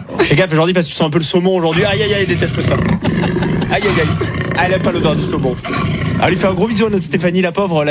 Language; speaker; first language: French; native; French